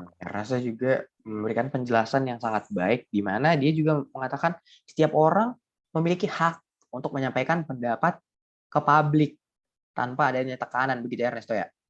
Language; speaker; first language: Indonesian; native; Indonesian